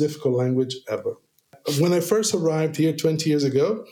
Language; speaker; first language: English; non-native, fluent; Portuguese